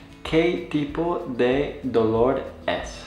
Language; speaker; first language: Spanish; non-native, fluent; English